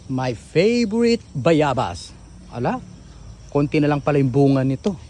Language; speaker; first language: Filipino; non-native, local second language; Pampanga